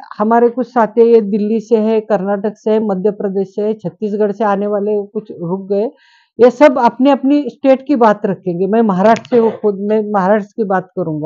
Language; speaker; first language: Hindi; non-native, local second language; Marathi